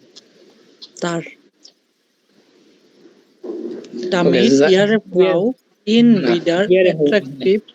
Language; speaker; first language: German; non-native, learner; Bangla